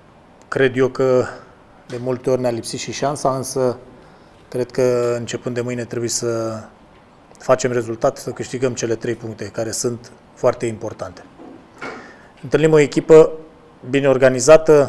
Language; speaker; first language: Romanian; native; Romanian